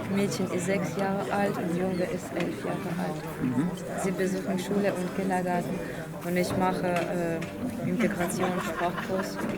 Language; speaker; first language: German; non-native, learner; Ukrainian